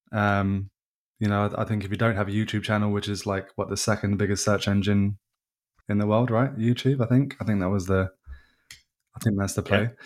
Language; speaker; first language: English; native; English